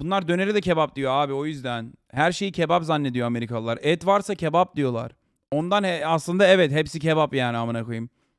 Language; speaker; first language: Turkish; early bilingual, heritage; Turkish